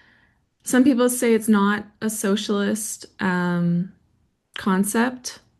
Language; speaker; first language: English; native; English